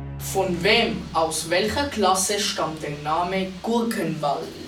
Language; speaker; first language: German; non-native, local second language; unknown